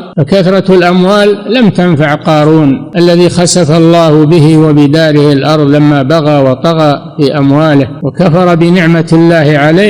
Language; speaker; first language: Arabic; native; Arabic